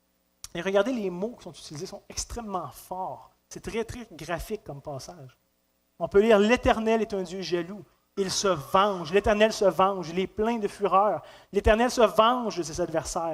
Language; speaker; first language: French; native; French